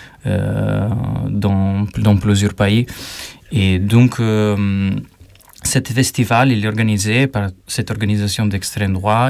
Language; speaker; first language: French; non-native, learner; Albanian